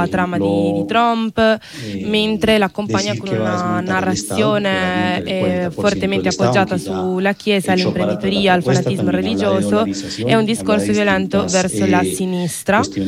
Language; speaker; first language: Italian; non-native, fluent; Spanish